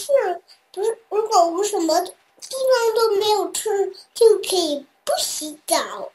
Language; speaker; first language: Chinese; early bilingual, heritage; Chinese